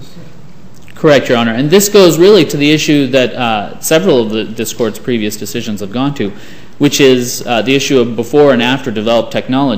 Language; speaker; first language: English; native; English